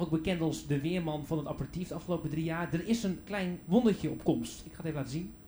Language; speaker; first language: Dutch; native; Dutch